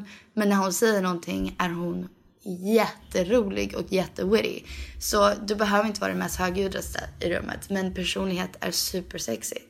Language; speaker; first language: Swedish; early bilingual, heritage; Swedish